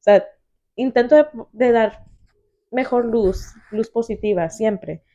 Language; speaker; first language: Spanish; early bilingual, heritage; Spanish